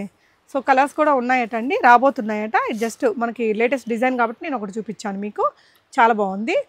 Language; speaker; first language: Telugu; native; Telugu